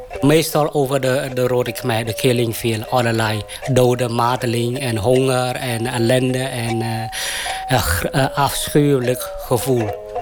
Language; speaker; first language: Dutch; non-native, fluent; Khmer